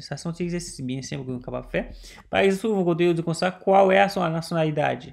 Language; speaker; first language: Portuguese; non-native, learner; Haitian Creole